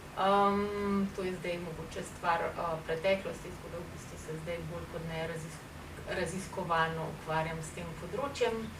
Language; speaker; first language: Slovenian; native; Slovenian